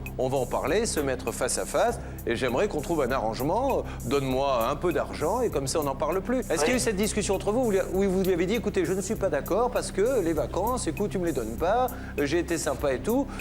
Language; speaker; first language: French; native; French